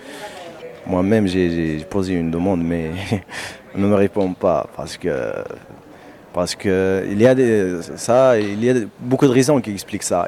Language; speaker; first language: French; non-native, local second language; Berber languages